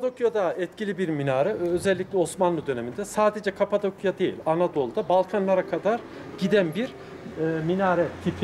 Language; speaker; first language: Turkish; native; Turkish